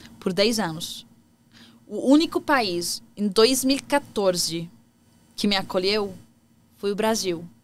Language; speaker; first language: Portuguese; non-native, fluent; Arabic